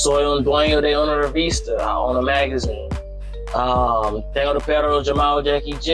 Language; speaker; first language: Spanish; non-native, learner; English